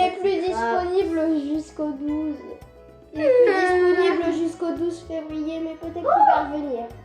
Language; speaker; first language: French; native; French